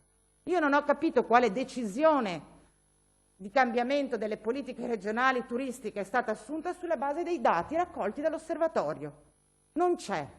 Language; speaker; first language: Italian; native; Italian